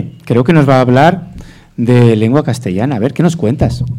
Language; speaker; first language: Spanish; native; Spanish